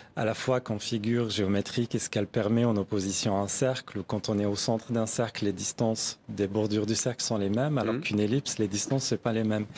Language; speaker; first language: French; non-native, local second language; Arabic